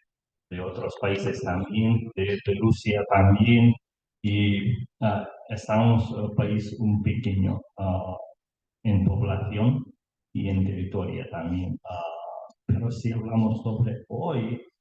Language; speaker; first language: Spanish; non-native, learner; Lithuanian